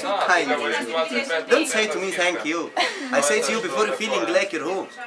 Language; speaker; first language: English; non-native, learner; Arabic